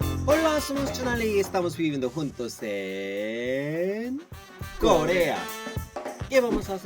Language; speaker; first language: Spanish; non-native, learner; Korean